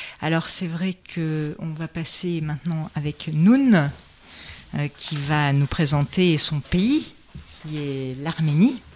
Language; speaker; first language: French; native; French